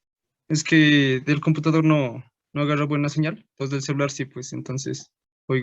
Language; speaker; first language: Spanish; native; Spanish